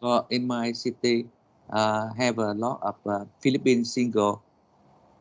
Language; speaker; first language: English; non-native, learner; Vietnamese